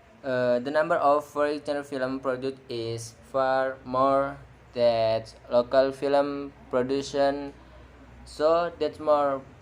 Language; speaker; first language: English; non-native, learner; Indonesian